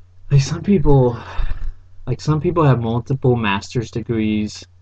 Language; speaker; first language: English; early bilingual, other home language; Spanish